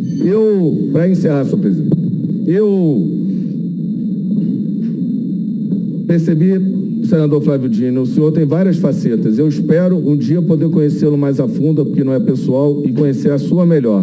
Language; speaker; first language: Portuguese; native; Portuguese